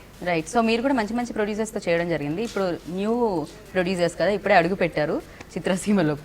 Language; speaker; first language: Telugu; native; Telugu